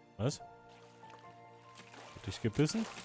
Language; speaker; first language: German; native; German